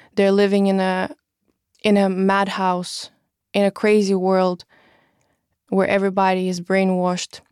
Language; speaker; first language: English; non-native, fluent; Russian